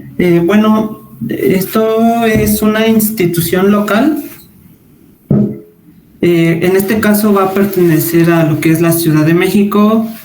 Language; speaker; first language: Spanish; native; Spanish